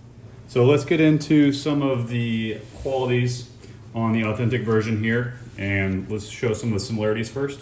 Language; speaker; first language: English; native; English